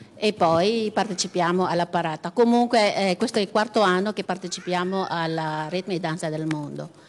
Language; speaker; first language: Italian; non-native, fluent; Ukrainian